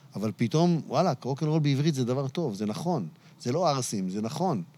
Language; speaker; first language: Hebrew; early bilingual, other home language; Arabic